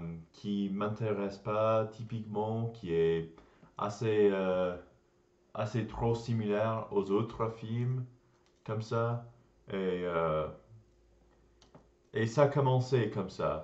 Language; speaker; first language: French; non-native, learner; English